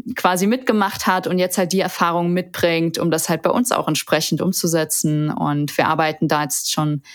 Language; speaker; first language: German; native; German